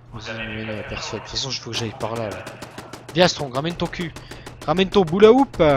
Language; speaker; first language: French; native; French